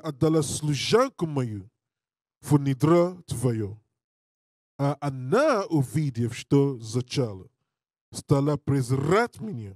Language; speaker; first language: Russian; non-native, learner; English